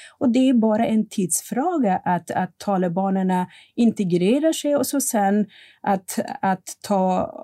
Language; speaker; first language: Swedish; non-native, fluent; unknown